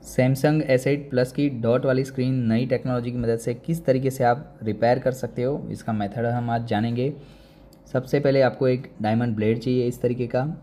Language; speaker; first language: Hindi; non-native, local second language; Gujarati